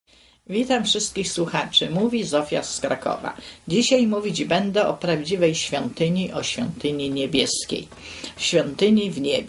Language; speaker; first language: Polish; native; Polish